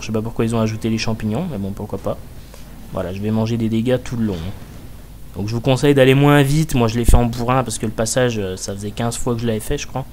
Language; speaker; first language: French; native; French